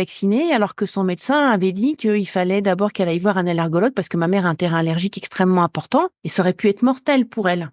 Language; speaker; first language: French; native; French